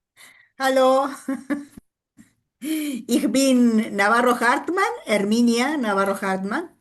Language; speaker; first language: German; non-native, learner; Spanish